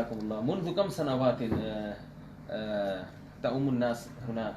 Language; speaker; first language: Arabic; non-native, fluent; Urdu